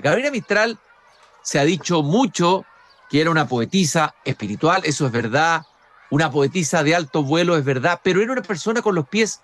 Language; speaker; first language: Spanish; native; Spanish